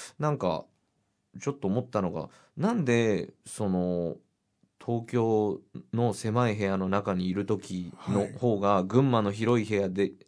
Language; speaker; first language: Japanese; native; Japanese